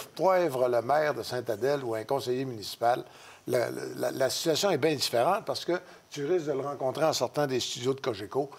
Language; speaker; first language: French; native; French